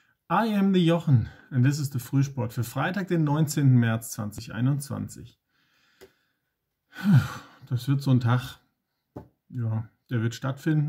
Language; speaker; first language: German; native; German